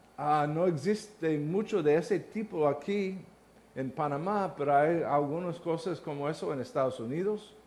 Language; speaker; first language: Spanish; non-native, learner; English